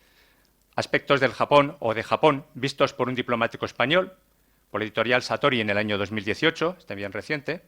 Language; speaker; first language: Spanish; native; Spanish